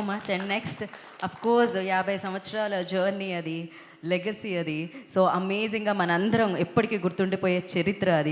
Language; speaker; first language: Telugu; native; Telugu